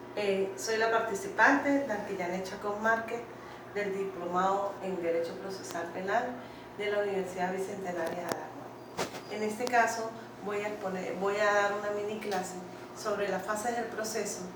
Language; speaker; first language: Spanish; native; Spanish